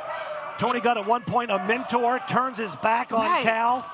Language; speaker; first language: English; native; English